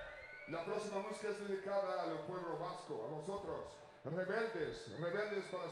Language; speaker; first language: Spanish; non-native, learner; Portuguese